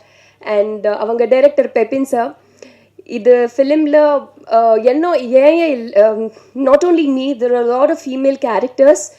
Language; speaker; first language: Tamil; non-native, learner; Telugu